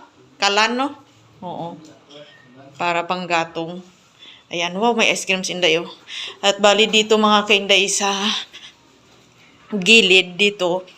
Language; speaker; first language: Filipino; non-native, local second language; Cebuano